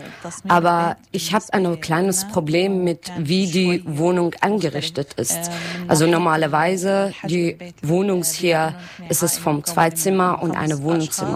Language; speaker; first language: German; non-native, learner; Arabic